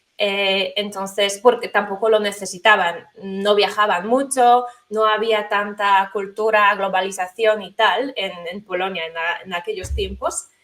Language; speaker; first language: Spanish; non-native, fluent; Polish